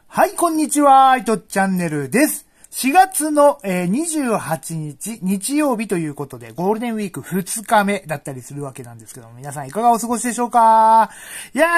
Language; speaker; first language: Japanese; native; Japanese